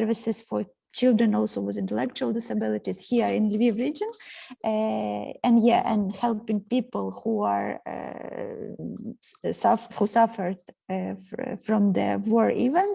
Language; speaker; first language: English; non-native, fluent; Ukrainian